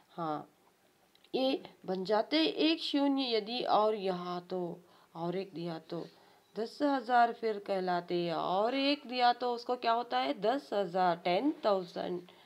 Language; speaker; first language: Hindi; non-native, local second language; Kannada